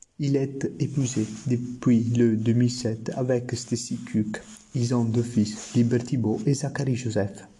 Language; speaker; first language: French; non-native, learner; Italian